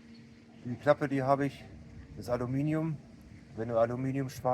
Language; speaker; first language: German; native; German